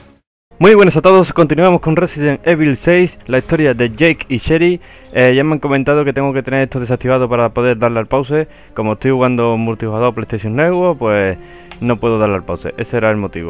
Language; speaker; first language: Spanish; native; Spanish